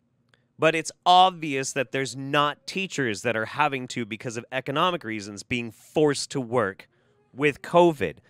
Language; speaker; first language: English; native; English